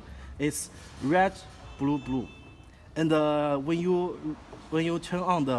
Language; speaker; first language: English; non-native, learner; Chinese